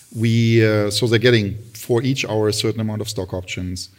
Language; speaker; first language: English; non-native, fluent; German